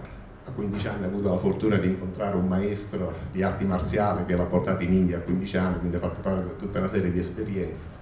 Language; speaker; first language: Italian; native; Italian